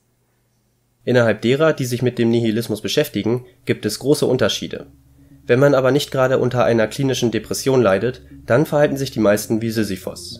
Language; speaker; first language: German; native; German